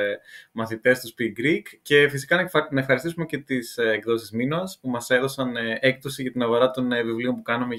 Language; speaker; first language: Greek; native; Greek